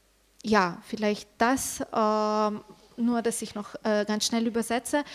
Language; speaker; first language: German; non-native, fluent; Slovenian